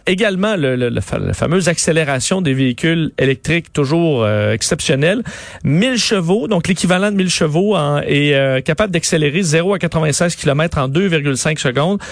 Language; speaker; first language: French; native; French